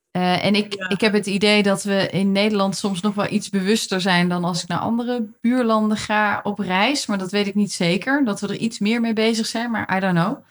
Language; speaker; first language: Dutch; native; Dutch